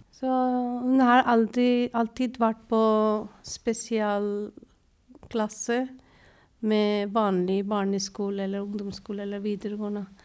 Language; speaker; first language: Norwegian; non-native, fluent; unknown